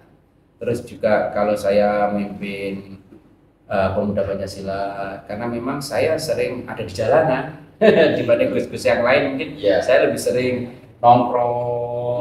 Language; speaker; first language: Indonesian; native; Indonesian